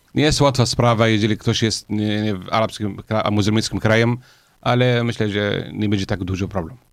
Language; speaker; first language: Polish; non-native, learner; Arabic